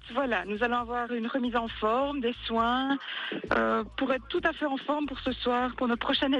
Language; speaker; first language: French; native; French